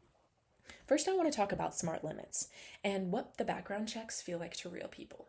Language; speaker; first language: English; native; English